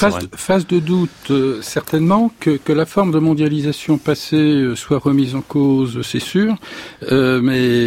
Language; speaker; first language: French; native; French